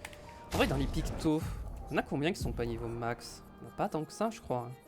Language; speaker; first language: French; native; French